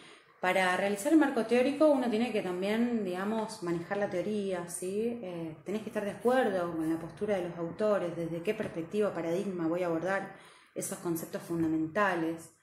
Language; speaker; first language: Spanish; native; Spanish